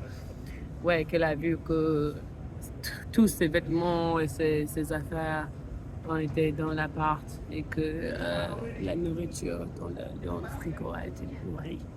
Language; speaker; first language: French; non-native, fluent; English